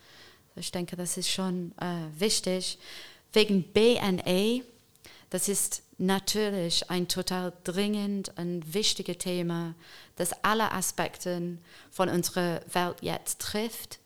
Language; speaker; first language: German; non-native, fluent; English